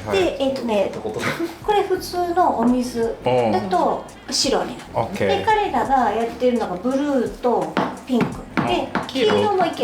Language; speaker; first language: Japanese; native; Japanese